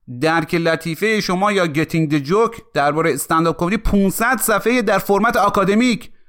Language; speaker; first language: Persian; native; Persian